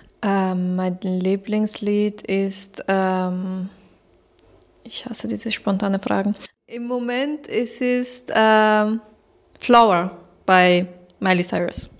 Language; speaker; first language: German; non-native, fluent; Persian